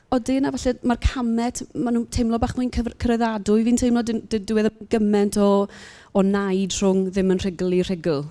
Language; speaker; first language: Welsh; native; Welsh